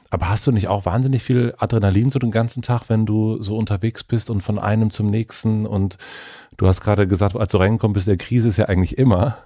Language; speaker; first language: German; native; German